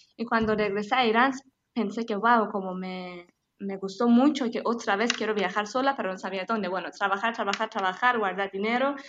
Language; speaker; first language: Spanish; non-native, fluent; Persian